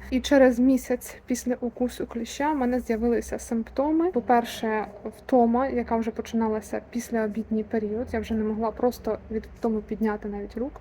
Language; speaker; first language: Ukrainian; native; Ukrainian